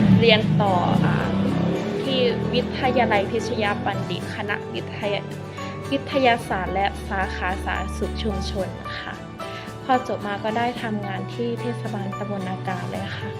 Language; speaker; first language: Thai; native; Thai